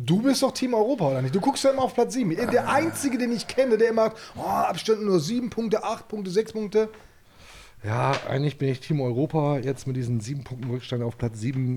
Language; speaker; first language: German; native; German